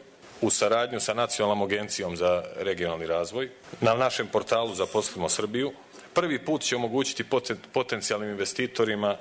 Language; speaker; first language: Serbian; native; Serbian